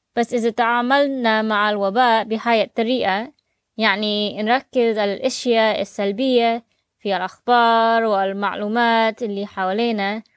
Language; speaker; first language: Arabic; native; Arabic